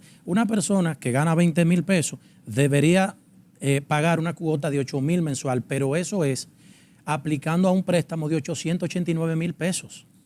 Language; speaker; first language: Spanish; native; Spanish